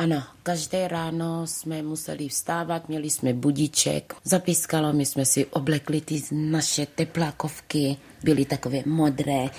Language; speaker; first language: Czech; early bilingual, other home language; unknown